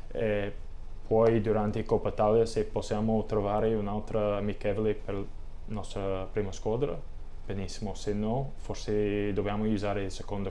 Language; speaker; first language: Italian; non-native, learner; English